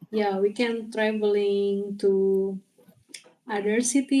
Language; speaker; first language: English; non-native, learner; Indonesian